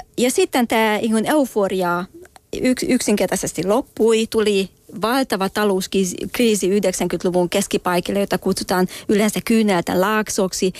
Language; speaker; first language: Finnish; non-native, fluent; Hungarian